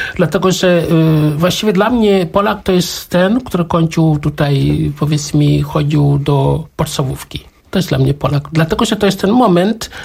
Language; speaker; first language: Polish; non-native, fluent; Wolof